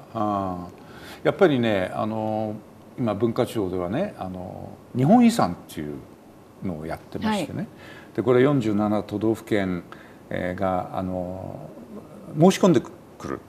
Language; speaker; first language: Japanese; native; Japanese